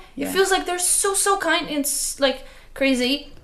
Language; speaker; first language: English; non-native, learner; Arabic